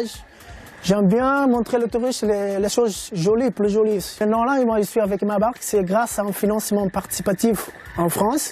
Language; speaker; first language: French; non-native, learner; Kabuverdianu